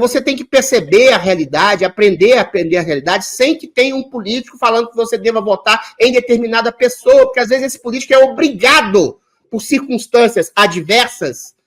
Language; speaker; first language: Portuguese; native; Portuguese